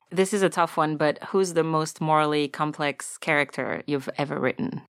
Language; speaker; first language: English; non-native, fluent; French